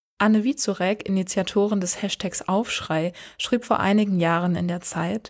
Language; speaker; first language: German; native; German